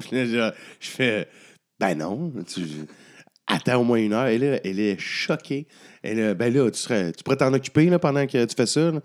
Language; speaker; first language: French; native; French